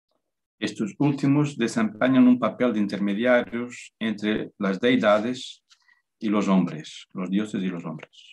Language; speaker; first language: Spanish; non-native, fluent; Wolof